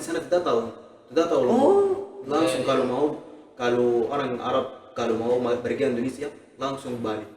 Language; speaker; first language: Indonesian; non-native, learner; Arabic